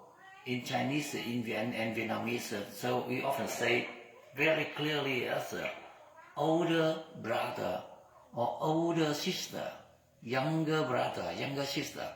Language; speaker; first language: English; non-native, learner; Vietnamese